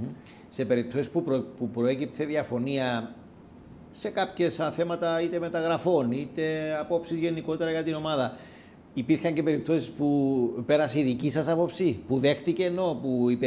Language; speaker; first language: Greek; native; Greek